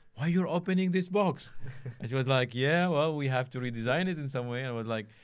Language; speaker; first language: English; non-native, fluent; Arabic